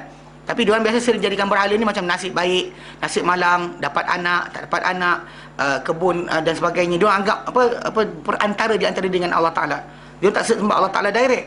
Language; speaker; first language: Malay; native; Malay